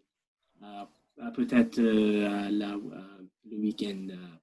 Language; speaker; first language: French; non-native, learner; English